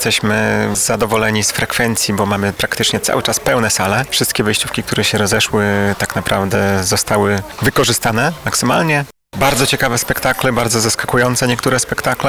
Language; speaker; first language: Polish; native; Polish